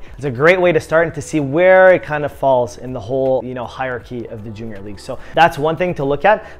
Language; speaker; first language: English; native; English